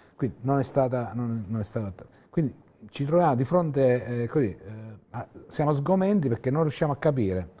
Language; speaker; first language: Italian; native; Italian